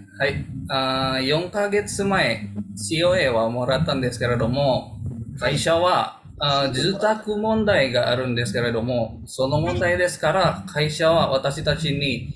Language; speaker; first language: Japanese; non-native, learner; Indonesian